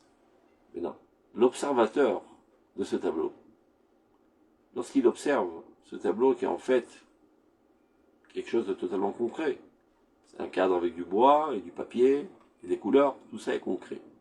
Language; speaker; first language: French; native; French